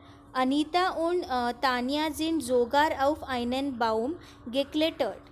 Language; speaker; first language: German; non-native, fluent; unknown